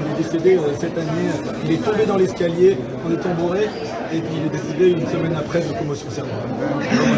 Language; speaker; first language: French; native; French